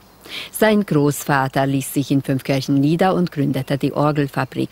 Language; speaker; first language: German; native; German